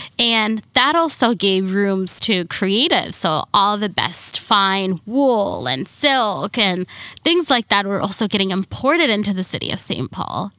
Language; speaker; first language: English; early bilingual, other home language; Somali